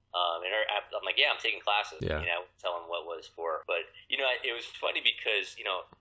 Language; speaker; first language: English; native; English